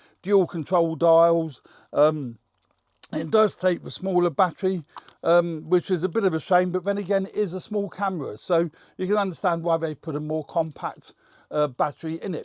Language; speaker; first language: English; native; English